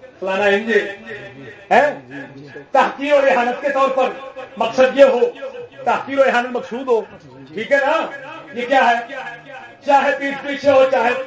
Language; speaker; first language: Urdu; non-native, local second language; Punjabi